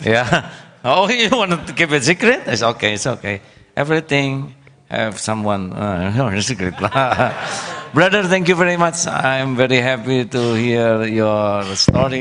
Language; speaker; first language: English; non-native, learner; Indonesian